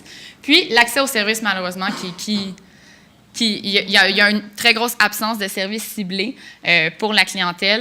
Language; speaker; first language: French; native; French